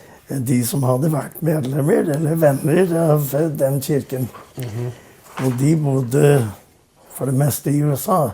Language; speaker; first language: Norwegian; non-native, fluent; English